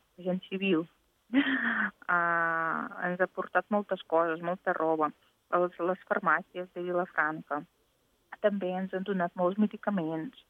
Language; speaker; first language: Catalan; non-native, fluent; Ukrainian